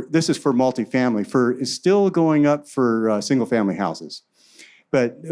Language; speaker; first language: English; native; English